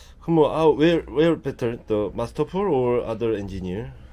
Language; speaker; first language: English; non-native, learner; Korean